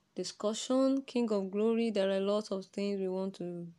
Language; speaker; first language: English; non-native, local second language; Yoruba